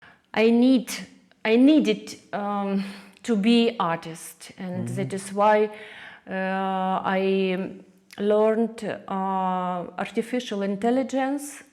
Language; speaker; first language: English; non-native, learner; Russian